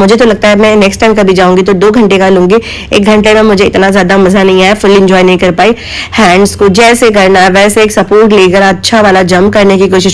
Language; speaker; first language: Hindi; native; Hindi